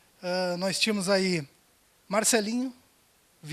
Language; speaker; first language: Portuguese; native; Portuguese